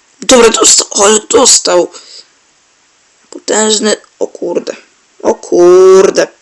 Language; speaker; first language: Polish; native; Polish